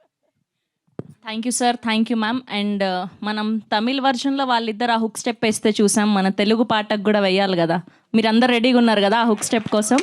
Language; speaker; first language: Telugu; native; Telugu